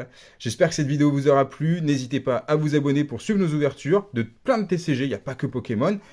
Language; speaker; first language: French; native; French